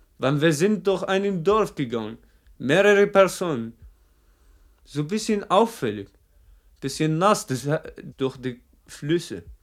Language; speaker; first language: German; non-native, fluent; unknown